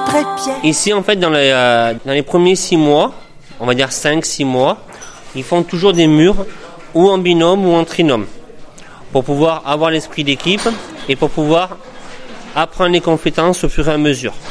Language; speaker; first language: French; native; French